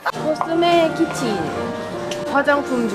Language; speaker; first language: Korean; native; Korean